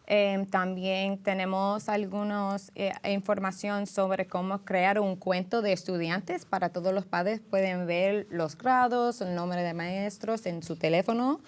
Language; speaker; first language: Spanish; early bilingual, heritage; English